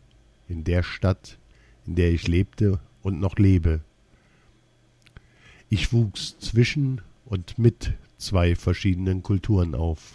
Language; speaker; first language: German; early bilingual, other home language; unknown